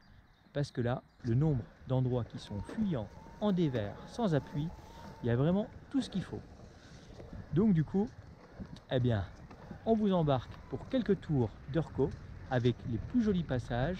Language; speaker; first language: French; native; French